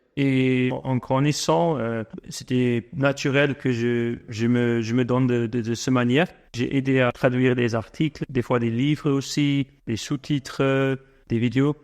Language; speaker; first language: French; non-native, fluent; English